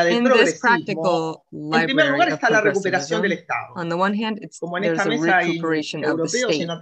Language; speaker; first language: English; non-native, fluent; Spanish